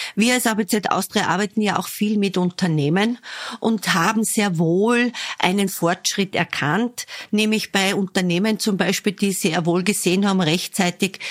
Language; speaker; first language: German; native; German